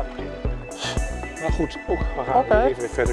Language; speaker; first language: Dutch; native; Dutch